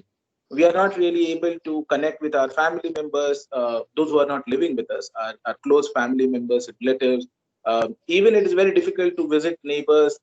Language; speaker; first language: English; non-native, local second language; Marathi